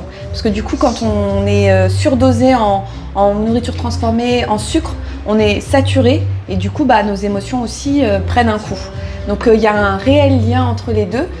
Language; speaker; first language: French; native; French